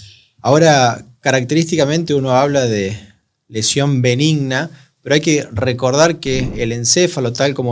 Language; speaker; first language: Spanish; native; Spanish